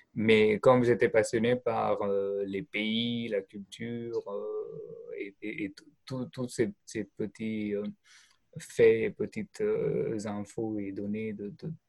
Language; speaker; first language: French; non-native, fluent; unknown